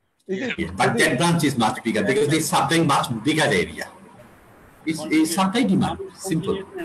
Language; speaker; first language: English; non-native, local second language; Bangla